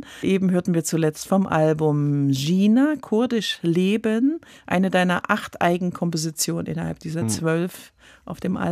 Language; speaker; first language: German; native; German